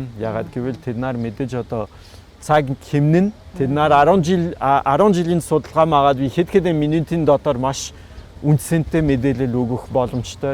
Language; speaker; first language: Mongolian; non-native, fluent; French